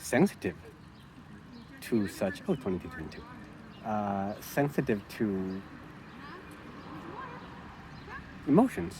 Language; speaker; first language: English; non-native, fluent; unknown